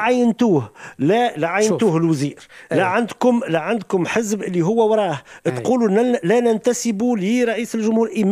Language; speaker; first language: Arabic; native; Arabic